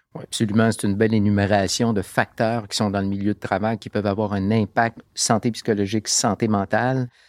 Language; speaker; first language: French; native; French